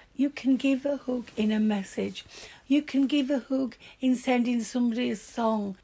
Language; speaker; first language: English; native; English